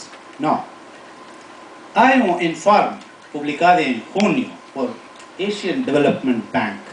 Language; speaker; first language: Spanish; non-native, fluent; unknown